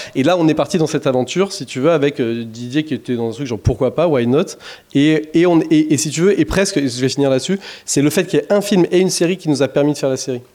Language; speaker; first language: French; native; French